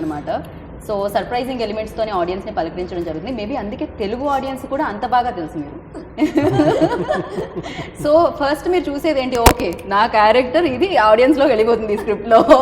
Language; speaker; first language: Telugu; native; Telugu